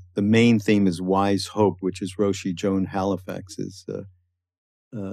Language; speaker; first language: English; native; English